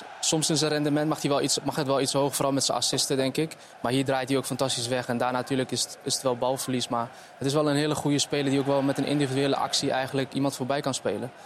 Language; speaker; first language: Dutch; early bilingual, other home language; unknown